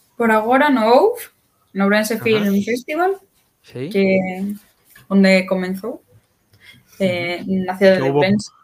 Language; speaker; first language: Galician; native; Galician